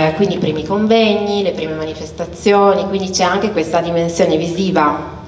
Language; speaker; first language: Italian; native; Italian